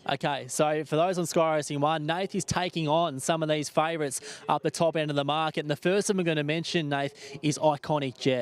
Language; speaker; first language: English; native; English